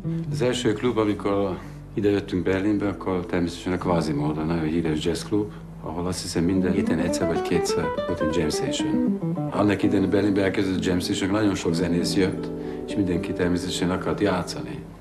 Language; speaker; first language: Hungarian; native; Hungarian